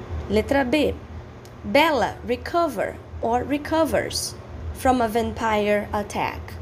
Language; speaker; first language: English; non-native, fluent; Portuguese